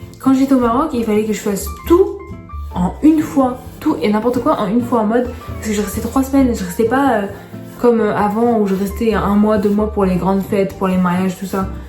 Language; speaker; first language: French; early bilingual, other home language; Arabic